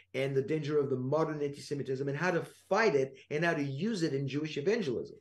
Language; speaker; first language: English; non-native, fluent; French